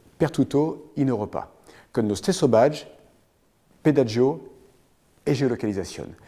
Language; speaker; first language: Italian; non-native, fluent; French